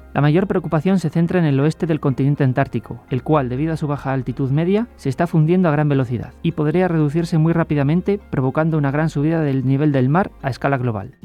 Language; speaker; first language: Spanish; native; Spanish